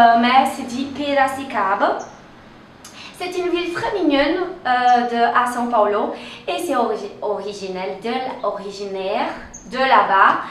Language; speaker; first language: French; non-native, fluent; Portuguese